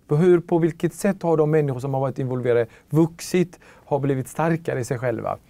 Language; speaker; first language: Swedish; early bilingual, other home language; Tigrinya